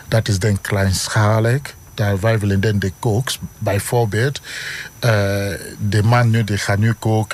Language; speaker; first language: Dutch; non-native, fluent; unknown